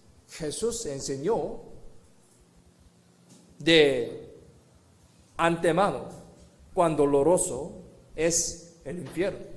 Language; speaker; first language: Spanish; non-native, fluent; Korean